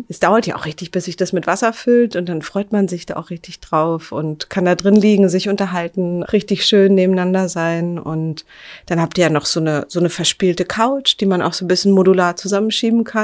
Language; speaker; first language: German; native; German